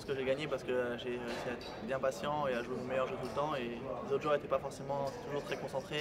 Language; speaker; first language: French; native; French